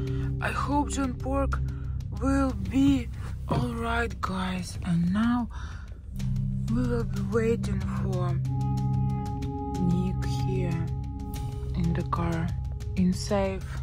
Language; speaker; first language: English; non-native, learner; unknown